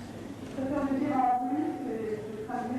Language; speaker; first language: French; non-native, fluent; Russian